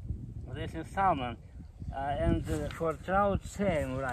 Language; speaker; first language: English; non-native, learner; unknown